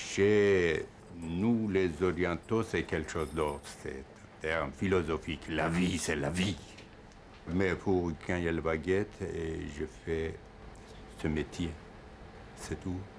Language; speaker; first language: French; non-native, fluent; Persian